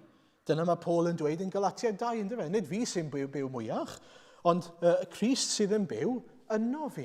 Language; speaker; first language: Welsh; native; Welsh